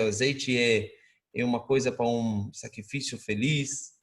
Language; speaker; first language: Portuguese; non-native, fluent; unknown